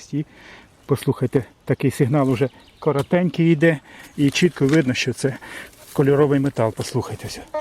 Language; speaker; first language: Ukrainian; native; Ukrainian